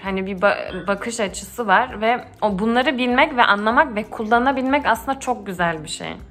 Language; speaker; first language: Turkish; early bilingual, heritage; Turkish